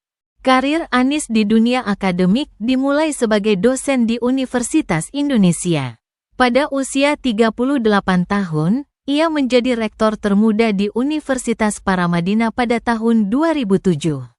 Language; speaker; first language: Indonesian; native; Indonesian